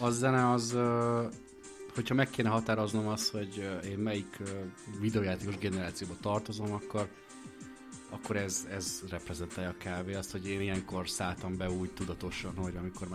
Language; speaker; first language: Hungarian; native; Hungarian